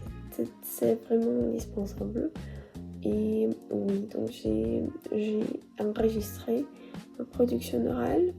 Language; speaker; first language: French; non-native, learner; Russian